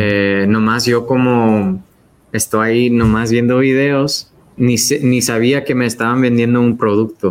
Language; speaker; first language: Spanish; early bilingual, other home language; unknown